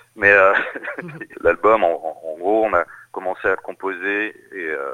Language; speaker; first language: French; native; French